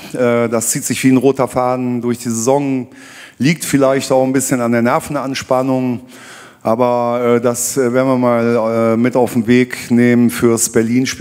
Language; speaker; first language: German; native; German